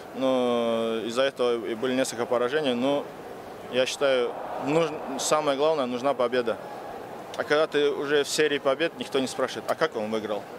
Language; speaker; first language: Russian; non-native, local second language; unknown